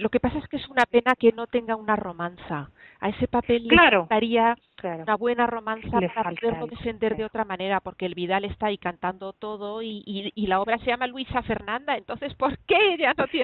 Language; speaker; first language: Spanish; native; Spanish